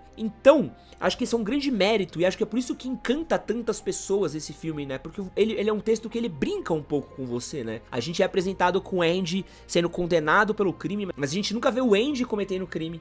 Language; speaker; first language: Portuguese; native; Portuguese